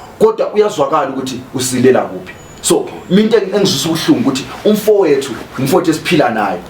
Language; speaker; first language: Zulu; native; Zulu